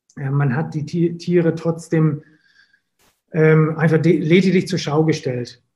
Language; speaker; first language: German; non-native, fluent; English